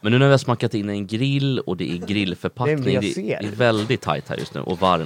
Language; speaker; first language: Swedish; native; Swedish